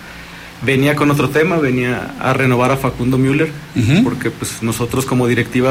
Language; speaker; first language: Spanish; native; Spanish